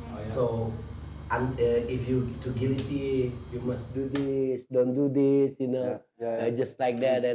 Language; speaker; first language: English; non-native, learner; Indonesian